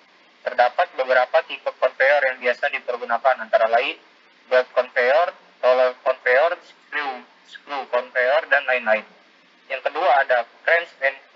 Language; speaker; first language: Indonesian; native; Indonesian